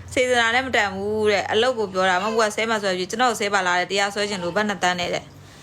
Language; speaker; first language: Burmese; non-native, local second language; Karen languages